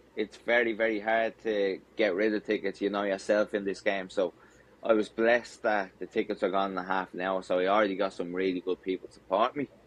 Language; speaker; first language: English; native; English